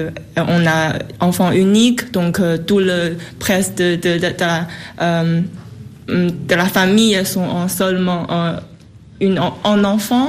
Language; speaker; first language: French; non-native, learner; Chinese